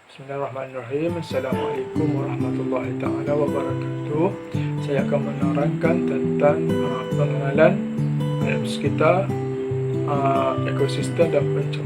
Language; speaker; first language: Malay; native; Malay